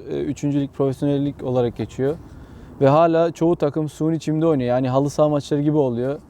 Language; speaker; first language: Turkish; early bilingual, heritage; Turkish